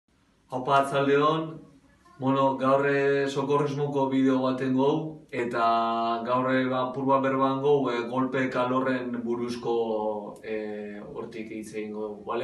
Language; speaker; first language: Basque; native; Basque